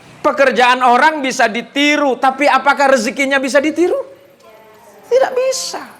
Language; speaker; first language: Indonesian; native; Indonesian